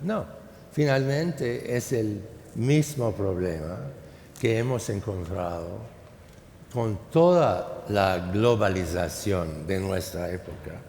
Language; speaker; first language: Spanish; non-native, fluent; English